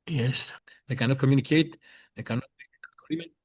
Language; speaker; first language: English; non-native, fluent; Greek